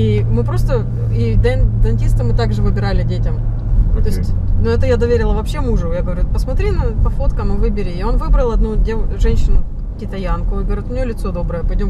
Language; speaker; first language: Russian; native; Russian